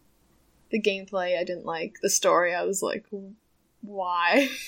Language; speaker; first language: English; native; English